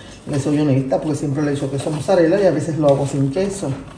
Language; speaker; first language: Spanish; native; Spanish